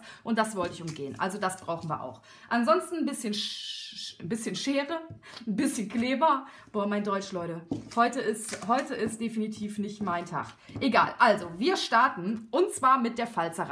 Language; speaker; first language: German; native; German